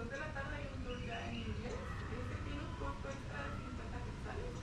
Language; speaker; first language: Spanish; native; Spanish